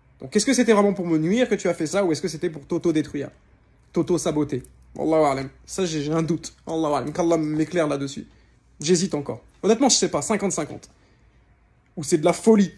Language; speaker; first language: French; native; French